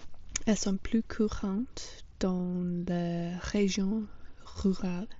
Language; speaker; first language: French; non-native, fluent; English